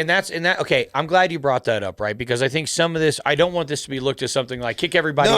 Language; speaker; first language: English; native; English